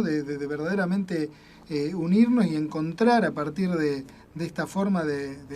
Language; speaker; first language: Spanish; native; Spanish